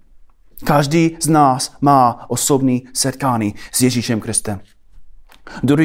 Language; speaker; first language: Czech; non-native, fluent; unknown